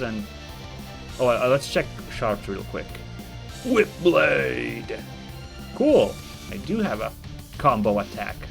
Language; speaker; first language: English; native; English